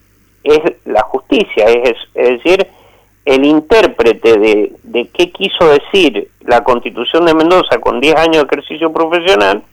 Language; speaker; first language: Spanish; native; Spanish